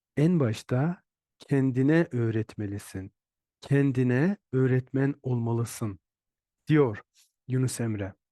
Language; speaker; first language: Turkish; native; Turkish